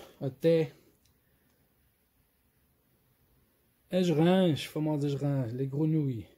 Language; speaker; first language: French; non-native, fluent; Portuguese